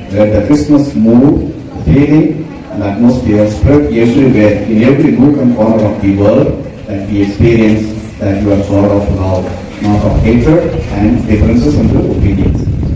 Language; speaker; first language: English; non-native, local second language; Telugu